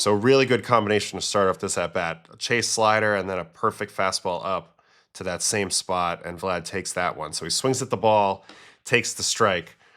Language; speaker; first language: English; native; English